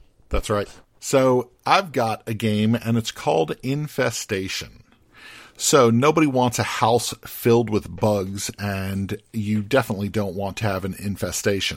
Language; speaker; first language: English; native; English